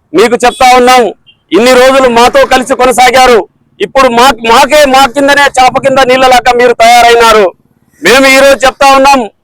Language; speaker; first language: Telugu; non-native, local second language; Lambadi